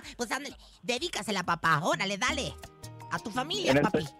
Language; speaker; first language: Spanish; native; Spanish